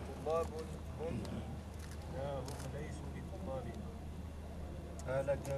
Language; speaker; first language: Arabic; non-native, learner; French